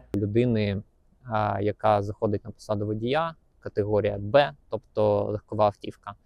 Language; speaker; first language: Ukrainian; native; Ukrainian